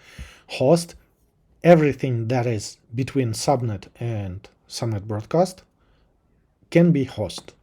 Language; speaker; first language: English; non-native, fluent; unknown